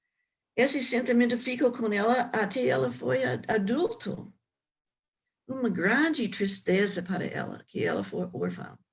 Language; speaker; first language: Portuguese; non-native, learner; English